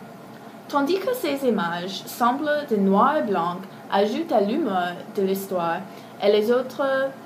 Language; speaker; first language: French; non-native, learner; English